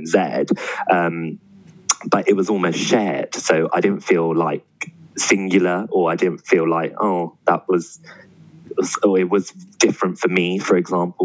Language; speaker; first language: English; native; English